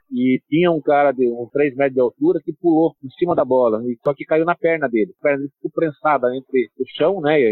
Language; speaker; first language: Portuguese; early bilingual, other home language; Italian